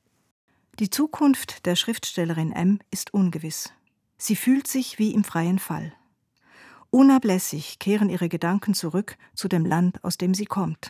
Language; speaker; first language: German; native; German